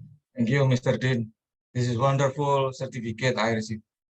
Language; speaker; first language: English; non-native, local second language; Indonesian